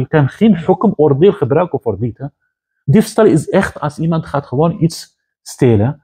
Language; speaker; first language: Dutch; non-native, fluent; Arabic